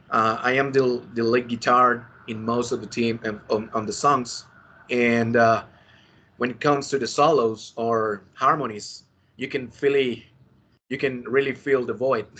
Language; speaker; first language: English; non-native, fluent; Spanish